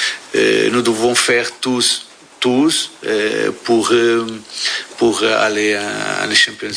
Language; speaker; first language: French; non-native, learner; Portuguese